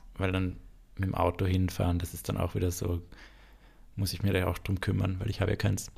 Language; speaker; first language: German; native; German